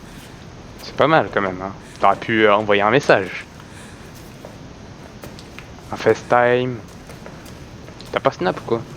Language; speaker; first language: French; native; French